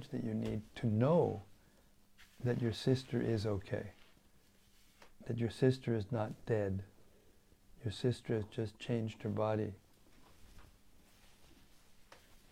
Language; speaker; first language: English; native; English